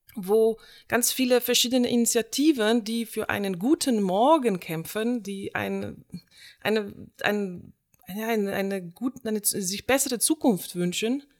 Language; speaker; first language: German; non-native, fluent; Slovenian